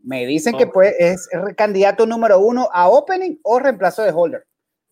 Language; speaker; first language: Spanish; native; Spanish